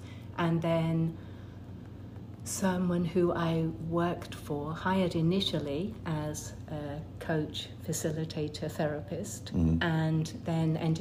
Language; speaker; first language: English; native; English